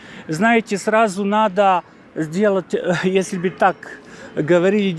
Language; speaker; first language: Russian; non-native, fluent; Serbian